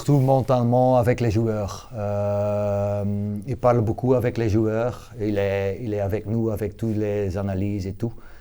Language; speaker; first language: French; non-native, local second language; Dutch